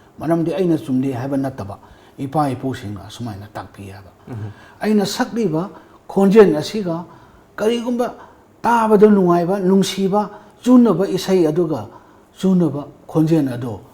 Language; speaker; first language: Manipuri; non-native, local second language; Rongmei Naga